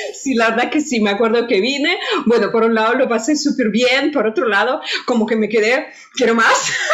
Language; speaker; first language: Spanish; non-native, fluent; Russian